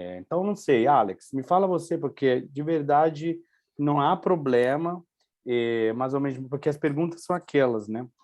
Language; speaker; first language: Portuguese; non-native, fluent; Italian